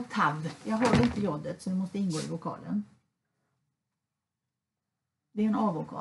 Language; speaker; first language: Swedish; native; Swedish